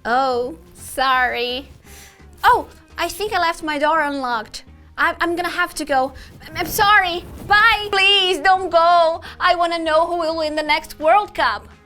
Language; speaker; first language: English; non-native, fluent; Portuguese